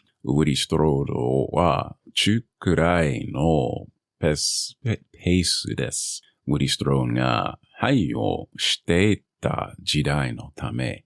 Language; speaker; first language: Japanese; non-native, learner; English